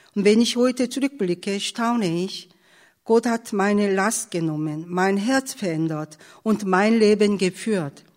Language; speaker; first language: German; non-native, fluent; Korean